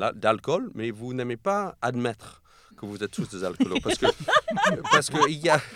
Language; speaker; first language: French; non-native, fluent; English